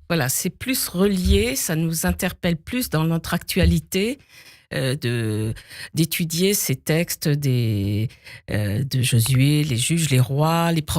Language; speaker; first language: French; native; French